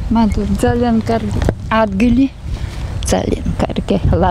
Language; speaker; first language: Georgian; non-native, learner; Russian